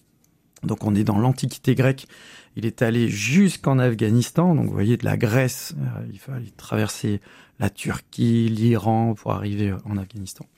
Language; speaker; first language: French; native; French